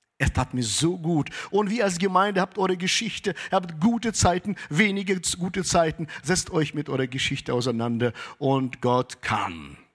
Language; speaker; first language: German; early bilingual, heritage; German